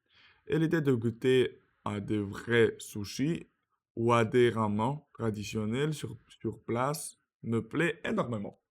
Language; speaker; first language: French; non-native, learner; Russian